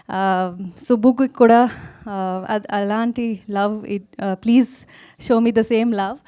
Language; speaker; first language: Telugu; non-native, fluent; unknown